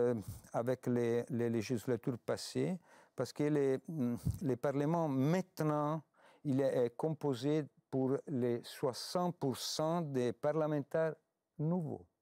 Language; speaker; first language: French; non-native, fluent; Italian